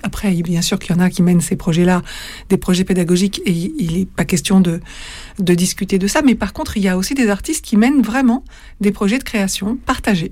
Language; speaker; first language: French; native; French